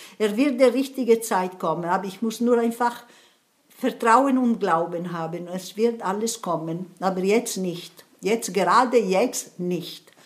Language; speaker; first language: German; non-native, fluent; Italian